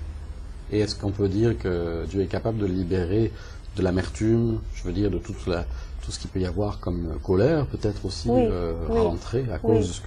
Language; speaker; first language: French; native; French